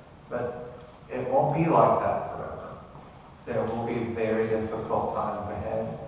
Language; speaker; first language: English; native; English